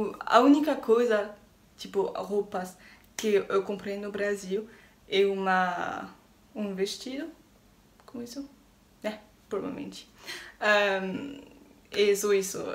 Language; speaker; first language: Portuguese; non-native, learner; French